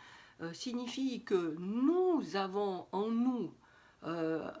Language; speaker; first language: French; native; French